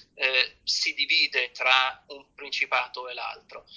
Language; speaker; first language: Italian; native; Italian